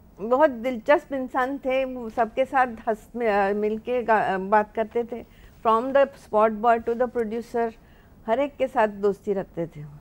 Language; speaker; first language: Hindi; non-native, local second language; Marathi